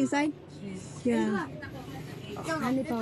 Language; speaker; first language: English; non-native, fluent; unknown